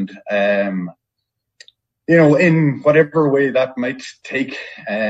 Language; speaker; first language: English; native; English